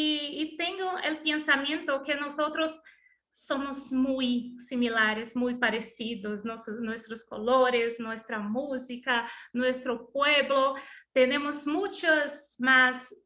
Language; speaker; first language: Spanish; non-native, learner; Portuguese